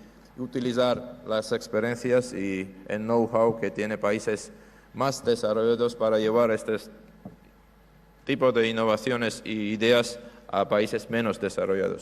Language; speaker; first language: Spanish; non-native, fluent; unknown